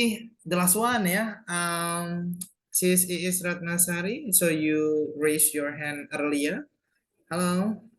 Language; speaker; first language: English; non-native, fluent; Indonesian